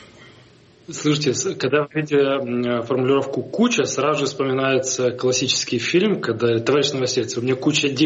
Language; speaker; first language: Russian; native; Russian